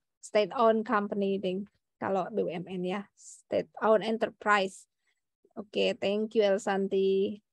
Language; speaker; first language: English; non-native, fluent; Indonesian